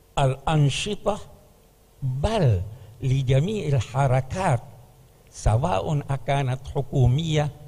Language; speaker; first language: Arabic; non-native, fluent; Indonesian